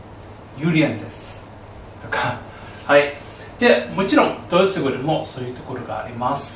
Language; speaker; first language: Japanese; non-native, fluent; German